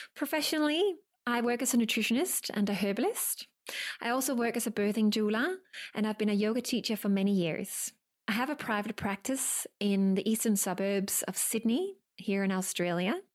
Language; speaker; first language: English; non-native, fluent; Danish